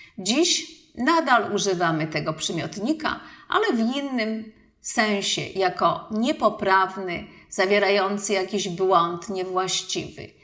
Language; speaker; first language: Polish; native; Polish